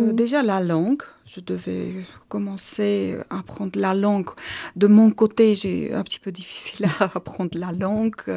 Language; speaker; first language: French; non-native, learner; Armenian